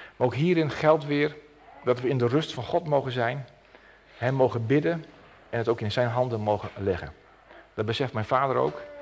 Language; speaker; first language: Dutch; non-native, local second language; Western Frisian